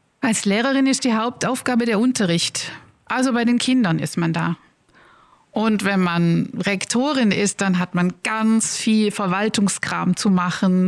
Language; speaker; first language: German; native; German